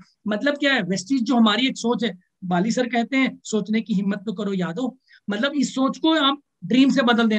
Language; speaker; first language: Hindi; native; Hindi